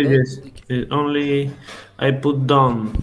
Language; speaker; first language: English; non-native, learner; Spanish